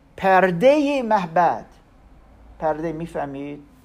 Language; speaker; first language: Persian; non-native, learner; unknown